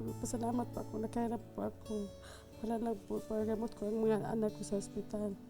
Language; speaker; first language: Filipino; non-native, local second language; Cebuano